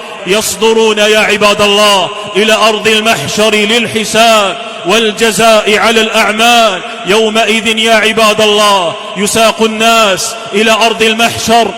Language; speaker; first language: Arabic; native; Arabic